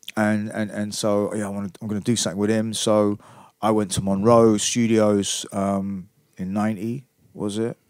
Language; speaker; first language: English; native; English